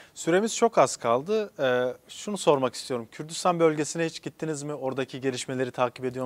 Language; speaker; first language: Turkish; non-native, local second language; Kurdish